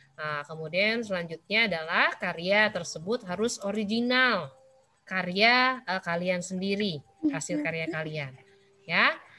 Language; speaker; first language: Indonesian; native; Indonesian